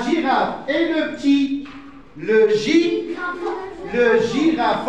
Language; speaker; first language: French; non-native, fluent; Arabic